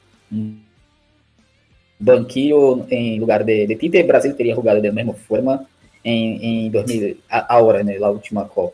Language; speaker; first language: Spanish; non-native, learner; Portuguese